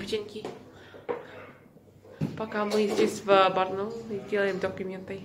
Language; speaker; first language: Russian; non-native, fluent; English